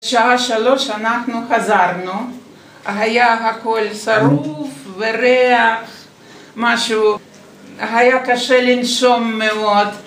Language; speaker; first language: Hebrew; non-native, fluent; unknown